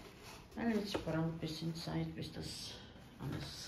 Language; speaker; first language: German; non-native, fluent; Croatian